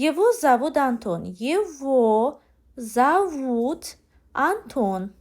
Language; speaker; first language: Russian; non-native, learner; Azerbaijani